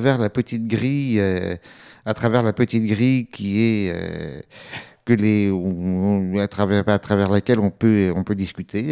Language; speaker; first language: French; native; French